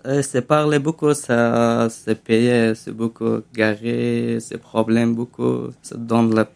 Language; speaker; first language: French; non-native, learner; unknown